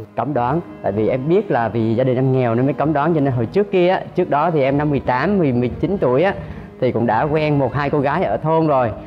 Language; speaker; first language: Vietnamese; native; Vietnamese